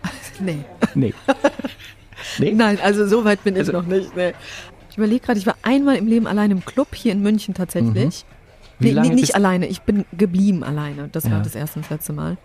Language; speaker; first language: German; early bilingual, other home language; Polish